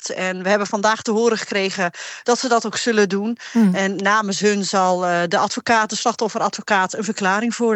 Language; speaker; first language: Dutch; native; Dutch